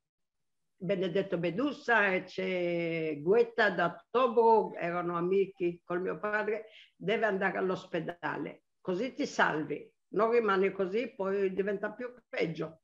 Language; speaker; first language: Italian; non-native, local second language; Arabic